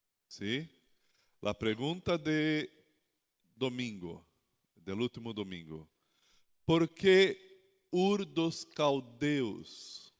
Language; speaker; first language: Spanish; non-native, learner; Portuguese